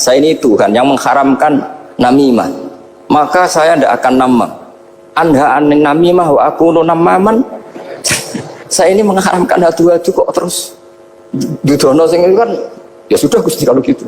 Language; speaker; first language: Indonesian; non-native, local second language; Javanese